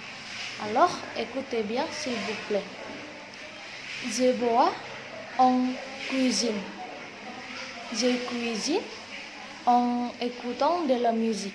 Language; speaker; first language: French; non-native, learner; Indonesian